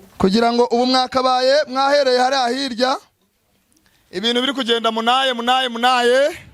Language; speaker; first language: Kinyarwanda; native; Kinyarwanda